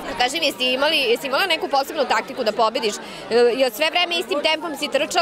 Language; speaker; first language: Serbian; native; Serbian